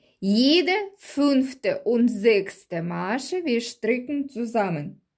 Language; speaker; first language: German; non-native, learner; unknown